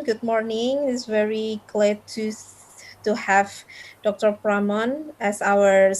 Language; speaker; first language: English; non-native, fluent; Indonesian